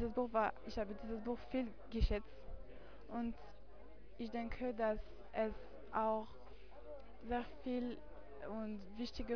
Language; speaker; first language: German; non-native, learner; French